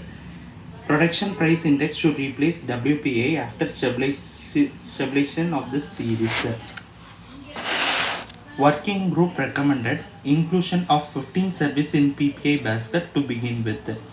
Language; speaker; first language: English; non-native, local second language; Tamil